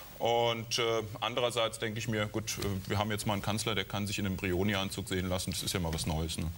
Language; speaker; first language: German; native; German